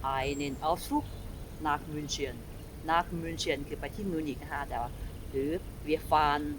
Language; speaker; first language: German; non-native, learner; Thai